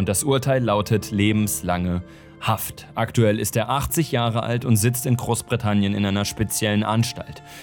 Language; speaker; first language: German; native; German